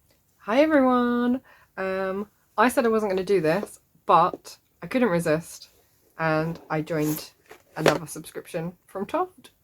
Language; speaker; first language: English; native; English